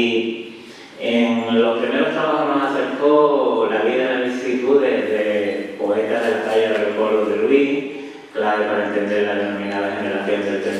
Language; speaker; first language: Spanish; native; Spanish